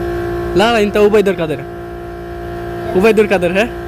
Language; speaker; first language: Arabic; non-native, learner; Bangla